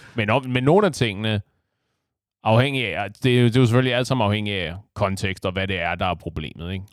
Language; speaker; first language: Danish; native; Danish